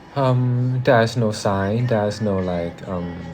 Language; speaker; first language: English; non-native, fluent; Thai